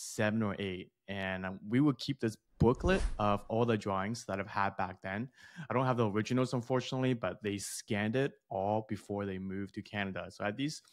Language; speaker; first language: English; early bilingual, other home language; Chinese